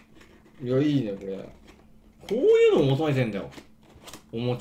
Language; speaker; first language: Japanese; native; Japanese